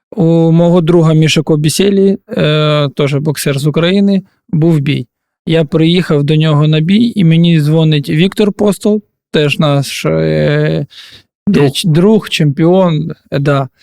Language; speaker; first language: Ukrainian; non-native, local second language; Russian